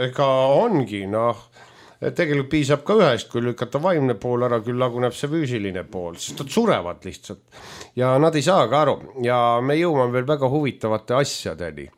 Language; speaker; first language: Estonian; native; Estonian